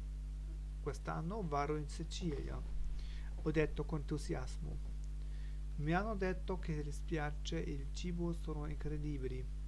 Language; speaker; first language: Italian; non-native, learner; German